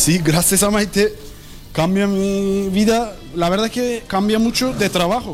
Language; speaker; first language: Spanish; non-native, learner; Turkish